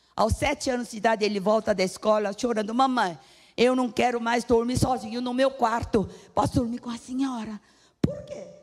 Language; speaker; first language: Portuguese; non-native, fluent; Korean